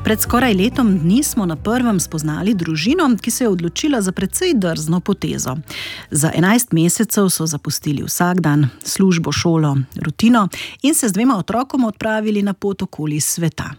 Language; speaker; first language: Slovenian; native; Slovenian